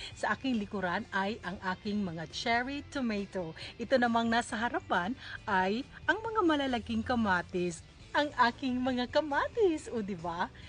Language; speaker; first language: Filipino; native; Filipino